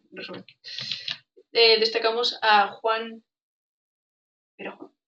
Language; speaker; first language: Spanish; native; Spanish